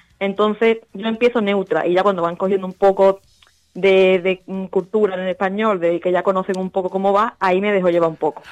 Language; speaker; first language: Spanish; native; Spanish